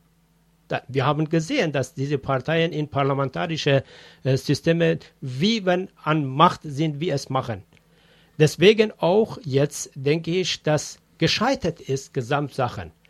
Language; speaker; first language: German; non-native, fluent; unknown